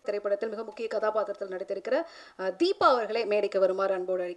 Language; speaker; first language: Tamil; native; Tamil